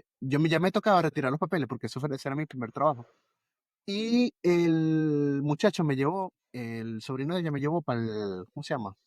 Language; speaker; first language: Spanish; native; Spanish